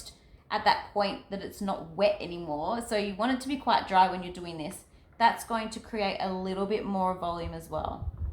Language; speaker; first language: English; native; English